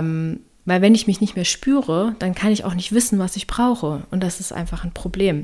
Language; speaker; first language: German; native; German